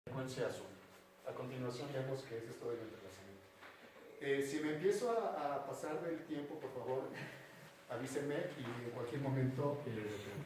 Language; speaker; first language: Spanish; native; Spanish